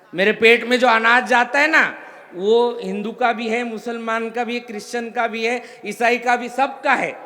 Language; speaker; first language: Hindi; non-native, local second language; Marathi